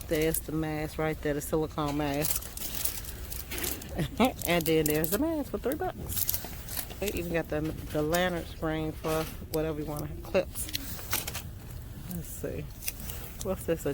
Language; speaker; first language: English; native; English